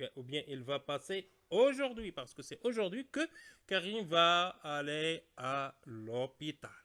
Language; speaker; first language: French; non-native, local second language; Arabic